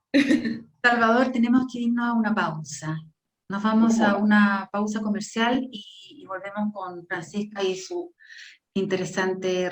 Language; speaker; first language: Spanish; native; Spanish